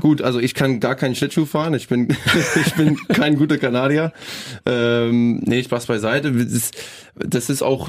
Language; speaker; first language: German; non-native, fluent; English